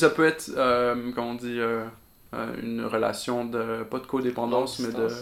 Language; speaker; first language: French; native; French